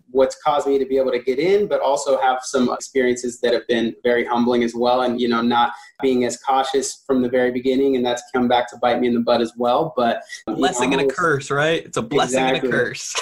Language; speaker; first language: English; native; English